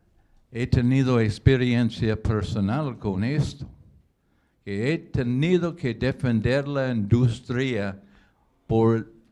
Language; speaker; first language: Spanish; non-native, learner; English